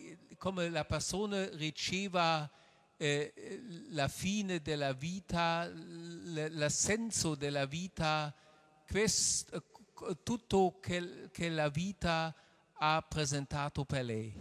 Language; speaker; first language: Italian; non-native, learner; German